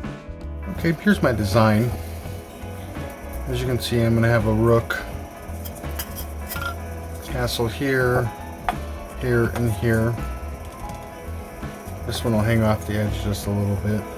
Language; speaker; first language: English; native; English